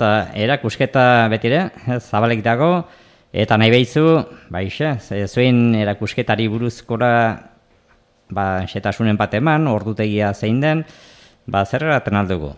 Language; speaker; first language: Basque; native; Basque